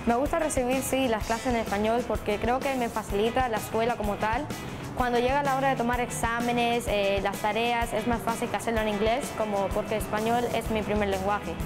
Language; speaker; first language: Spanish; early bilingual, heritage; Spanish